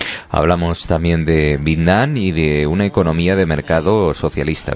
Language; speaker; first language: Spanish; native; Spanish